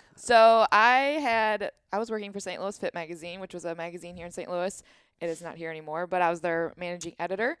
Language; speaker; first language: English; native; English